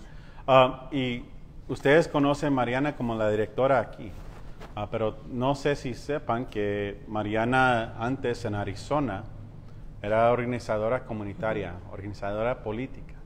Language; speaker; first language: Spanish; early bilingual, heritage; Spanish